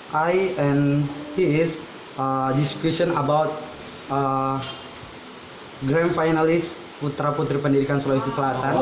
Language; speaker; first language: English; non-native, learner; Indonesian